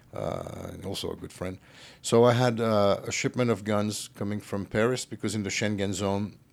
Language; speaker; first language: English; early bilingual, other home language; French